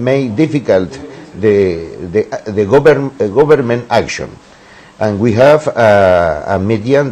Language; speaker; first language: English; non-native, learner; Spanish